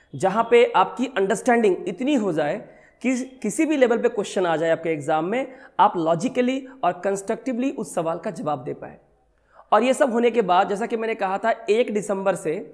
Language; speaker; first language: Hindi; native; Hindi